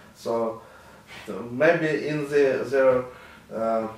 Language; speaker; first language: English; non-native, learner; Ukrainian